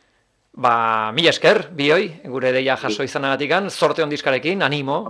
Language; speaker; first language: Basque; native; Basque